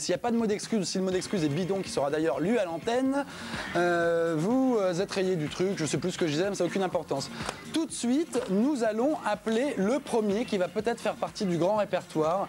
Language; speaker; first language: French; native; French